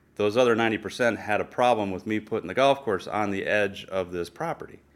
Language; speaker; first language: English; native; English